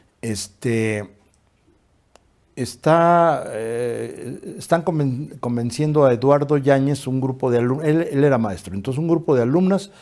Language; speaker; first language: Spanish; native; Spanish